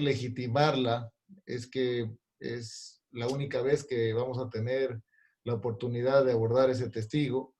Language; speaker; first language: Spanish; native; Spanish